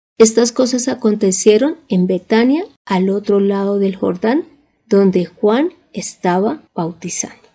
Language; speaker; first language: Spanish; native; Spanish